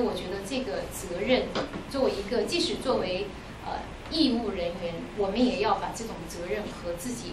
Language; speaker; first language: Chinese; native; Chinese